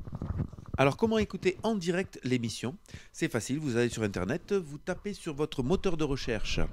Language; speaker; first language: French; native; French